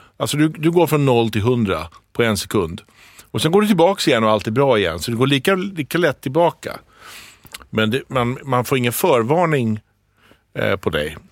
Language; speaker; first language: Swedish; native; Swedish